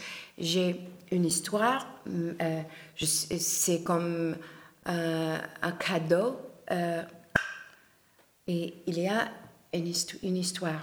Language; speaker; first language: French; non-native, learner; English